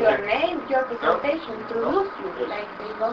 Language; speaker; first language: English; non-native, local second language; Spanish